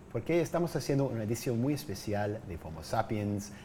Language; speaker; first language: Spanish; non-native, fluent; English